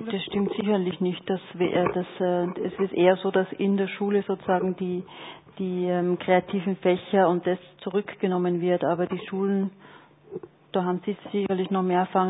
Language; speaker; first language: German; native; German